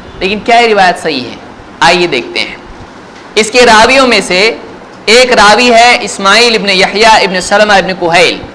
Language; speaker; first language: Urdu; native; Urdu